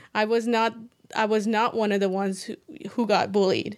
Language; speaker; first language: English; early bilingual, other home language; Persian